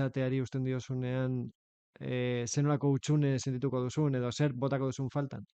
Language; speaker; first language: Basque; native; Basque